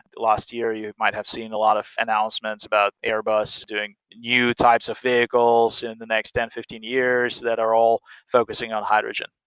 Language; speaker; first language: English; non-native, fluent; Russian